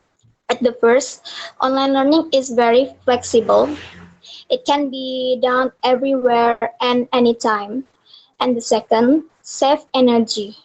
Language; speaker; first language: English; non-native, learner; Indonesian